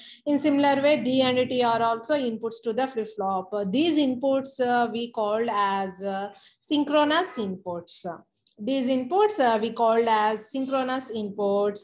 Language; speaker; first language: English; non-native, local second language; Telugu